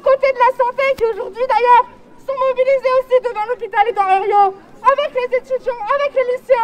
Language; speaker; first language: French; native; French